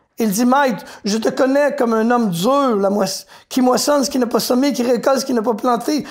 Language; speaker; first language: French; native; French